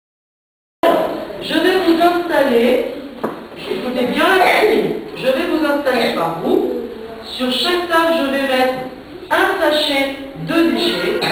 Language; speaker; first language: French; native; French